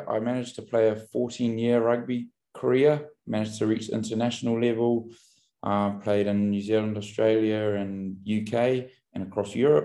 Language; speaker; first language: English; native; English